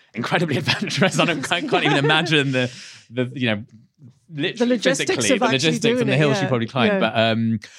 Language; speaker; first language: English; native; English